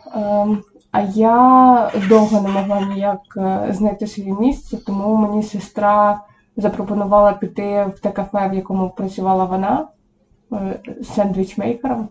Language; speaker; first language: Ukrainian; native; Ukrainian